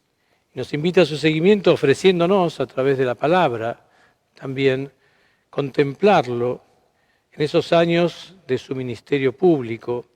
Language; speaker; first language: Spanish; native; Spanish